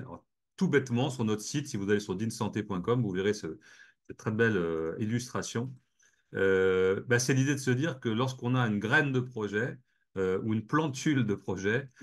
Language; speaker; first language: French; native; French